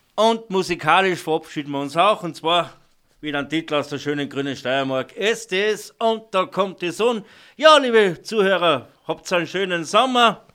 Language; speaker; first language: German; native; German